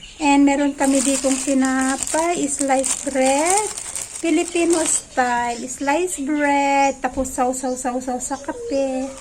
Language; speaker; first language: Filipino; native; Filipino